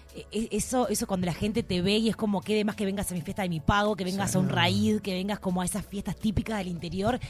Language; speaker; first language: Spanish; native; Spanish